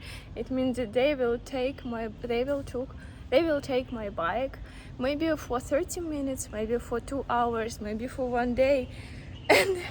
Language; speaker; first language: English; non-native, learner; Russian